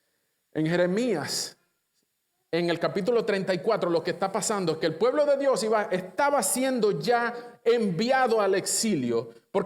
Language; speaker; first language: Spanish; native; Spanish